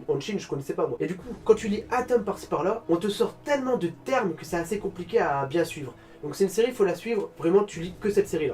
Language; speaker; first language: French; native; French